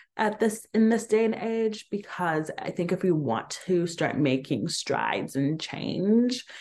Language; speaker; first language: English; native; English